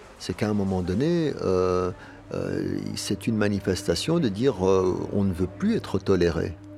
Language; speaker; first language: French; early bilingual, other home language; Arabic